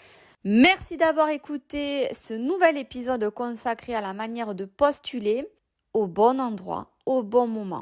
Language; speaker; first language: French; native; French